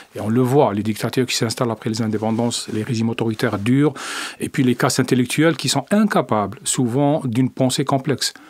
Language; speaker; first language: French; non-native, local second language; Arabic